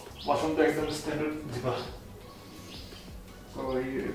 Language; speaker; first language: Hindi; non-native, local second language; Nyishi